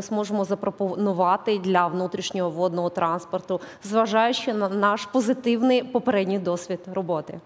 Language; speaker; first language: Ukrainian; native; Ukrainian